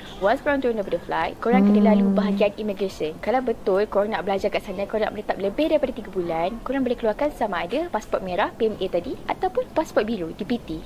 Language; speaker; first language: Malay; native; Malay